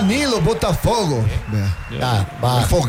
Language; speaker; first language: Spanish; native; Spanish